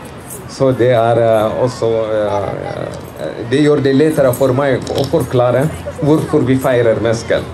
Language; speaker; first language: Norwegian; non-native, fluent; Amharic